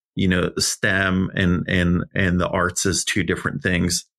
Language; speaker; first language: English; early bilingual, other home language; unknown